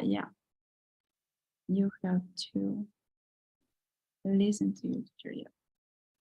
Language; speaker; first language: English; non-native, learner; Spanish